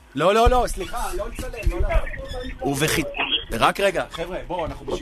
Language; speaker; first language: Hebrew; native; Hebrew